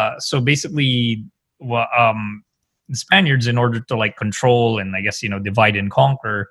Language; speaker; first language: English; non-native, local second language; Filipino